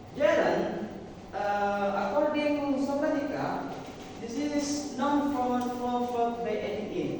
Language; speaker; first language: English; non-native, learner; Indonesian